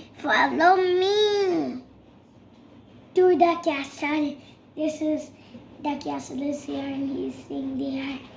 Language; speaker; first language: English; non-native, learner; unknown